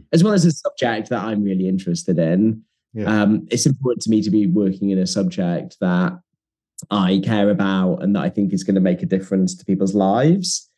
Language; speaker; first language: English; native; English